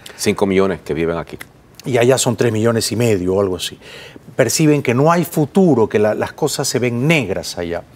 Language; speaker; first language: Spanish; native; Spanish